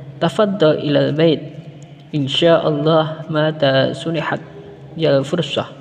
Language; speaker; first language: Arabic; non-native, learner; Indonesian